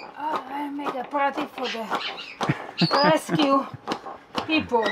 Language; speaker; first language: English; non-native, learner; Italian